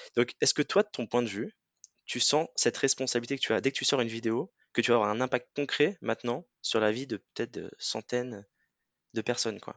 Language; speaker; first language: French; native; French